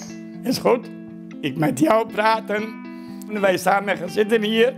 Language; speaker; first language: Dutch; non-native, learner; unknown